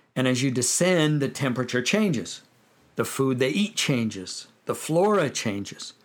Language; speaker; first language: English; native; English